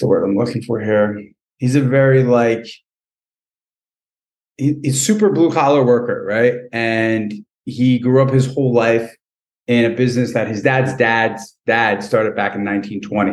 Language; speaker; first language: English; native; English